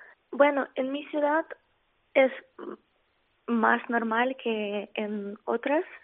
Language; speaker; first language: Spanish; non-native, fluent; Ukrainian